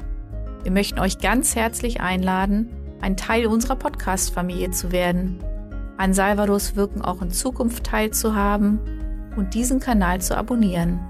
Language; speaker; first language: German; native; German